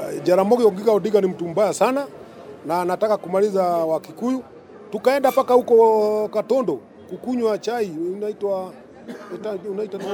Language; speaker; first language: Swahili; non-native, local second language; Kikuyu